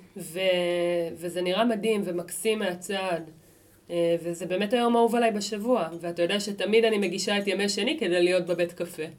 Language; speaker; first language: Hebrew; native; Hebrew